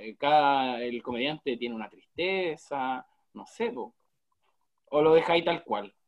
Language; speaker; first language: Spanish; native; Spanish